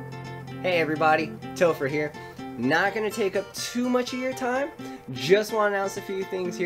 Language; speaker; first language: English; native; English